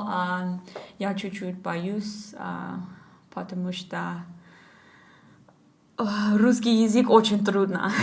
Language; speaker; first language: Russian; non-native, learner; English